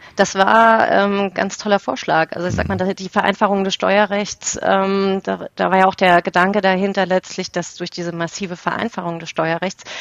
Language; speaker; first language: German; native; German